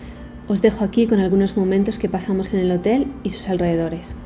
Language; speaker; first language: Spanish; native; Spanish